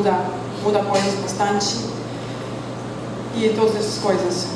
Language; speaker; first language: Portuguese; non-native, fluent; Estonian